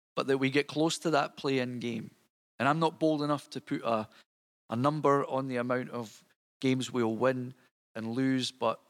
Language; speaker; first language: English; native; English